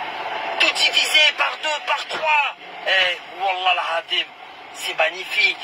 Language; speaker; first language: French; early bilingual, other home language; Arabic